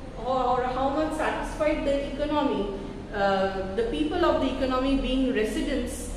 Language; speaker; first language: English; non-native, local second language; Bangla